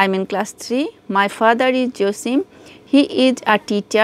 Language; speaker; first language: English; non-native, fluent; Bangla